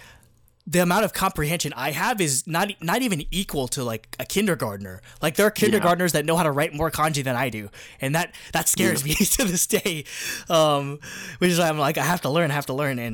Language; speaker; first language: English; early bilingual, other home language; Filipino